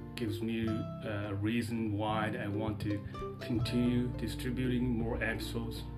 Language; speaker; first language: English; non-native, fluent; Japanese